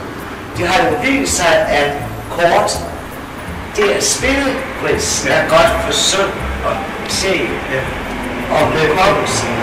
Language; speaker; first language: Danish; native; Danish